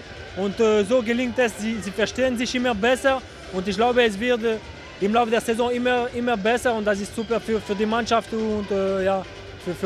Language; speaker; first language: German; non-native, local second language; French